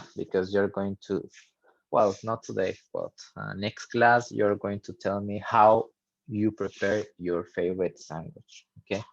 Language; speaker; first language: English; non-native, fluent; Spanish